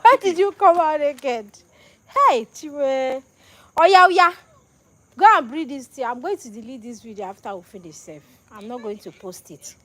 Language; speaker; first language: English; non-native, local second language; Igbo